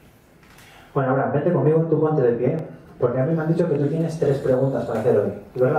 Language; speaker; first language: Spanish; native; Spanish